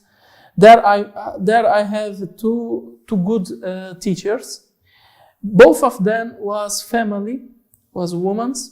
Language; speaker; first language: English; non-native, learner; Portuguese